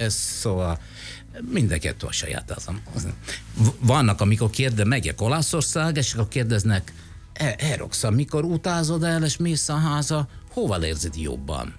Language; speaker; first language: Hungarian; non-native, fluent; Italian